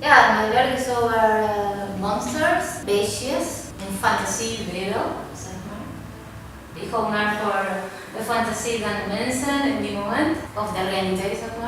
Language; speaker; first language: Dutch; non-native, learner; Spanish